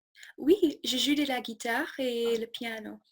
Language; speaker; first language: French; non-native, fluent; English